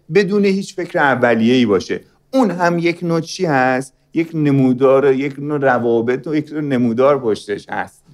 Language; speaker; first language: Persian; native; Persian